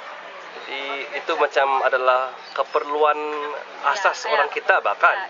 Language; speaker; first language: Indonesian; non-native, local second language; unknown